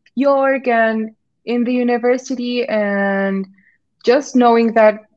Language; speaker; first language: English; non-native, fluent; Spanish